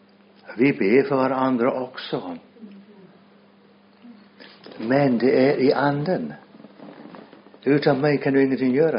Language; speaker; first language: Swedish; non-native, fluent; English